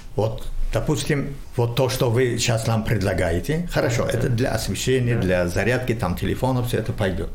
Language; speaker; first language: Russian; non-native, local second language; Tajik